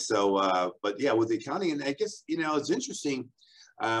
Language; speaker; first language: English; native; English